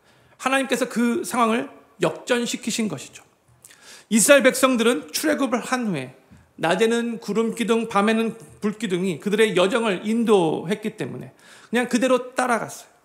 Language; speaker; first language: Korean; native; Korean